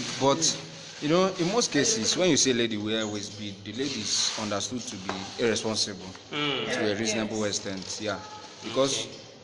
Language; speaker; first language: English; non-native, local second language; Igbo